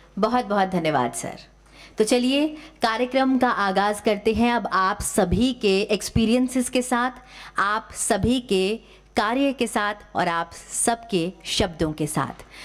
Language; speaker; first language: Hindi; native; Hindi